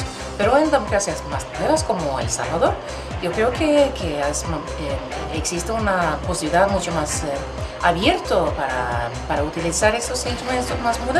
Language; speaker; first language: Spanish; non-native, fluent; Swedish